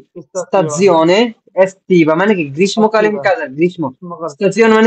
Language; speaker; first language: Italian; non-native, fluent; Bangla